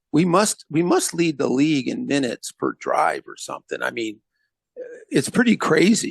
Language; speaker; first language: English; native; English